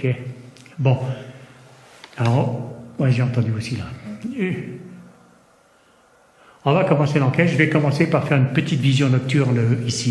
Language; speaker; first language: French; native; French